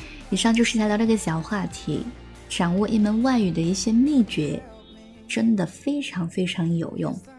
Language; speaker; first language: Chinese; native; Chinese